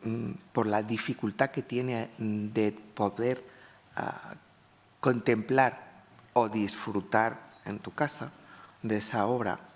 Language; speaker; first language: Spanish; native; Spanish